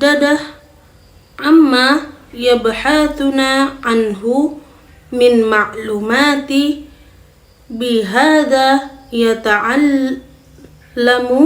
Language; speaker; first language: Arabic; non-native, fluent; Indonesian